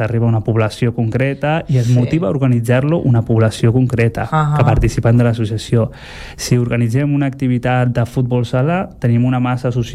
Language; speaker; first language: Catalan; non-native, fluent; Berber languages